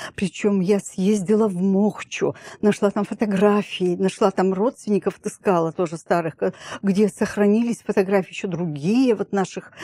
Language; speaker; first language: Russian; native; Russian